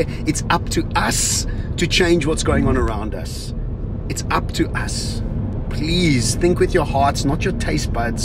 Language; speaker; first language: English; native; English